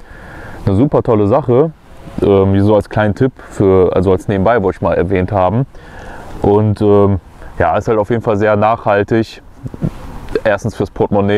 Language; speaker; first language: German; native; German